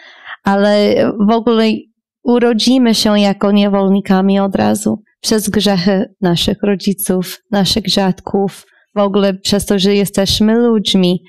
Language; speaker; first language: Polish; non-native, fluent; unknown